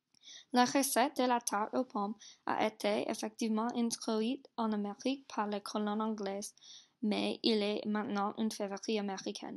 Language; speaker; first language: French; non-native, learner; English